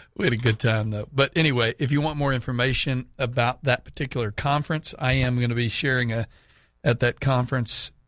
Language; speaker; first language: English; native; English